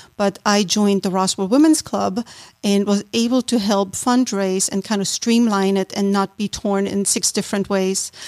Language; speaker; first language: English; non-native, fluent; German